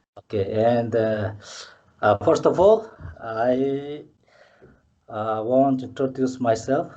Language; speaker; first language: English; non-native, learner; Mongolian